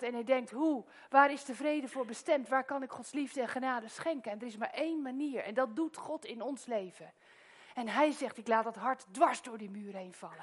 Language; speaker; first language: Dutch; native; Dutch